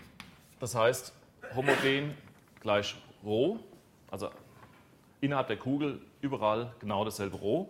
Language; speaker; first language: German; native; German